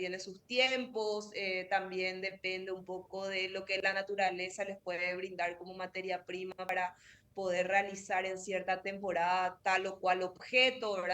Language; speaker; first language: Spanish; native; Spanish